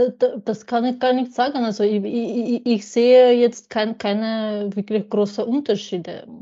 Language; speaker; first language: German; non-native, fluent; Ukrainian